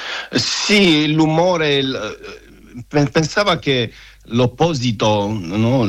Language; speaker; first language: Italian; non-native, learner; Romanian